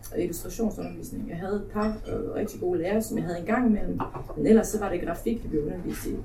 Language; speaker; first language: Danish; early bilingual, other home language; Polish